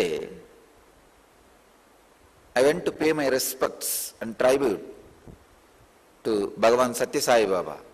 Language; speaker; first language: English; non-native, local second language; Tamil